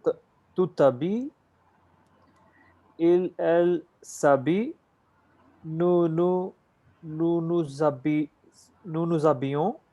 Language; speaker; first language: French; non-native, learner; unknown